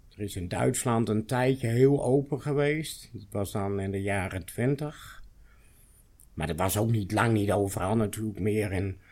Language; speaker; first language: Dutch; native; Dutch